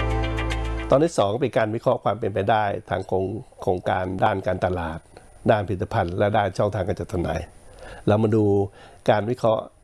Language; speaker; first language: Thai; native; Thai